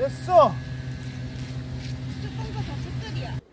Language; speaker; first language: Korean; native; Korean